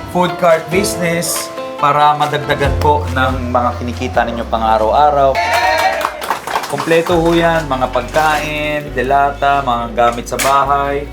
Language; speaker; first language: Filipino; native; Filipino